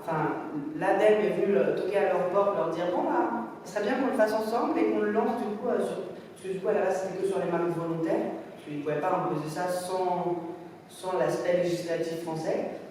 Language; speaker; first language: French; native; French